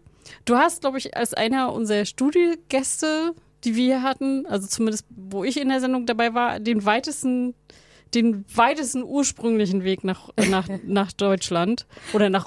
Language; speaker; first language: German; native; German